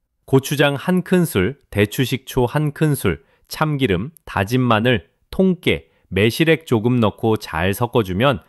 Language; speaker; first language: Korean; native; Korean